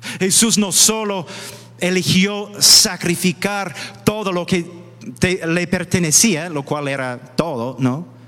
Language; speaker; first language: Spanish; non-native, fluent; English